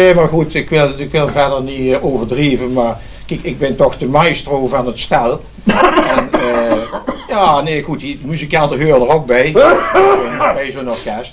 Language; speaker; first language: Dutch; native; Dutch